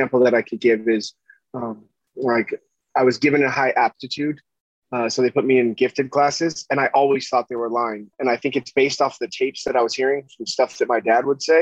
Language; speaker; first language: English; native; English